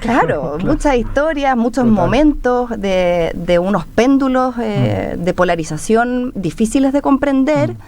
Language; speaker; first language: Spanish; native; Spanish